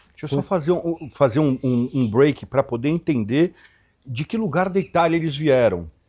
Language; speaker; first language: Portuguese; native; Portuguese